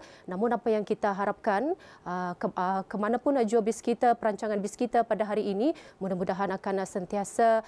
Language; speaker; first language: Malay; native; Malay